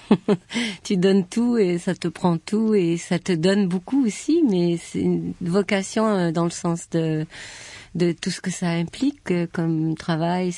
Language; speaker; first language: French; native; French